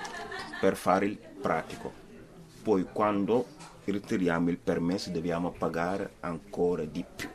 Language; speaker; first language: Italian; non-native, fluent; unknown